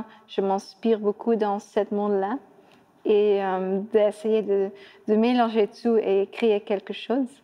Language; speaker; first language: French; non-native, fluent; Dutch